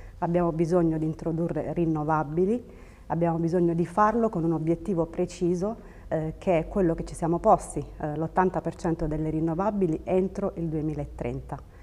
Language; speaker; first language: Italian; early bilingual, other home language; Tigrinya